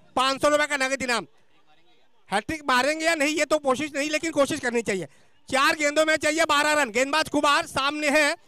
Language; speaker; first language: Hindi; non-native, local second language; Marathi